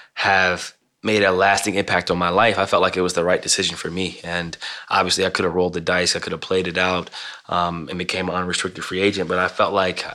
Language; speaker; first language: English; native; English